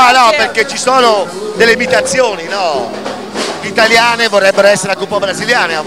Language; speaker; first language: Italian; non-native, fluent; Portuguese